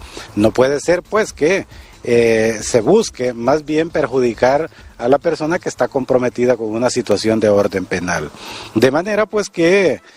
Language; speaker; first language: Spanish; native; Spanish